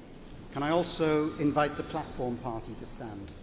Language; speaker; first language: English; native; English